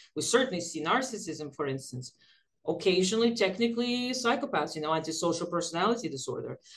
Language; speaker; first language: English; early bilingual, other home language; Ukrainian